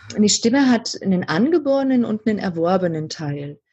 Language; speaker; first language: German; native; German